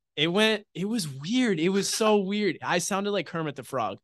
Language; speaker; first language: English; native; English